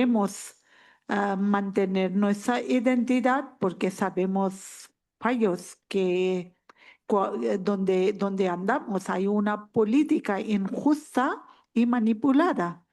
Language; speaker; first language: Spanish; non-native, learner; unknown